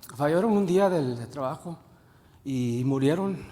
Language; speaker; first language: Spanish; early bilingual, heritage; Spanish